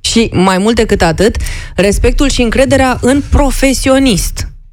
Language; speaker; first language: Romanian; native; Romanian